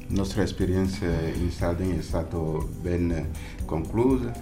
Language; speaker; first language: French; non-native, local second language; Fon